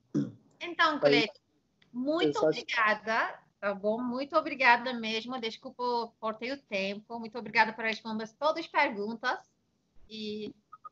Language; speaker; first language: Portuguese; non-native, fluent; Turkish